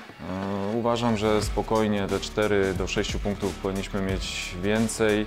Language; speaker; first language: Polish; native; Polish